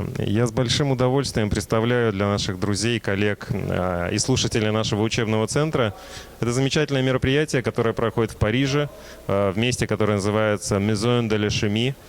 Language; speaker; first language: Russian; native; Russian